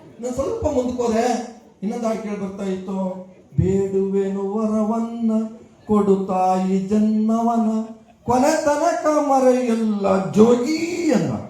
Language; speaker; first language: Kannada; native; Kannada